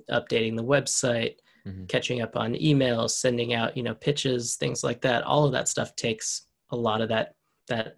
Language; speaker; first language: English; native; English